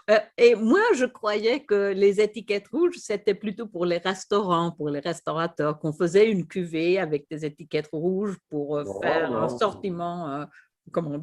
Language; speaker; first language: French; non-native, fluent; Swedish